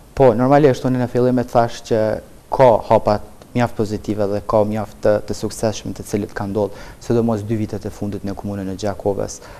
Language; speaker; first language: Albanian; non-native, local second language; Romany